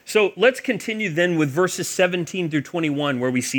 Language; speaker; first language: English; native; English